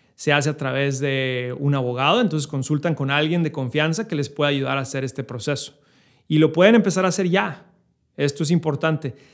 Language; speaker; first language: Spanish; native; Spanish